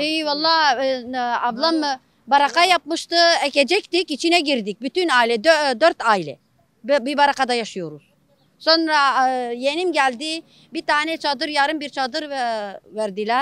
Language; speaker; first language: Turkish; non-native, local second language; Arabic